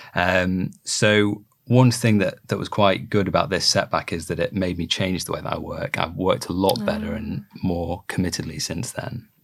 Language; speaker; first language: English; native; English